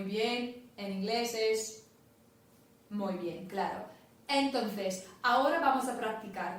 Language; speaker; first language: Spanish; non-native, fluent; English